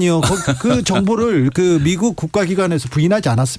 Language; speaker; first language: Korean; native; Korean